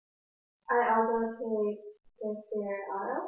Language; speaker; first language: Spanish; non-native, learner; English